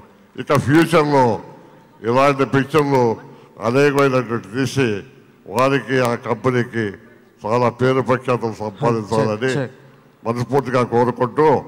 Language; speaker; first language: Telugu; native; Telugu